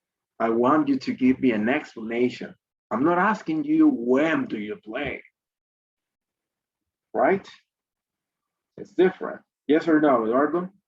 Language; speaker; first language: English; non-native, fluent; Spanish